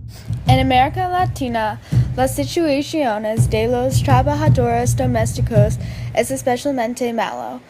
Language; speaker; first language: Spanish; non-native, learner; English